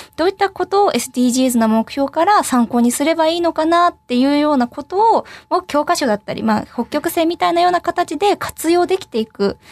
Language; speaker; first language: Japanese; native; Japanese